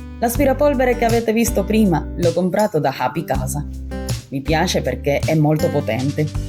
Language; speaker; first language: Italian; non-native, fluent; Spanish